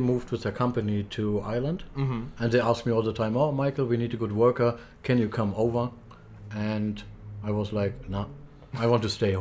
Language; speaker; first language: English; non-native, learner; German